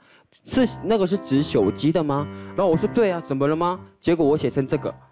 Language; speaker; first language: Chinese; non-native, fluent; Korean